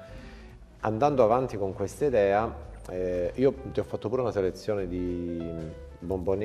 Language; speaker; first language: Italian; native; Italian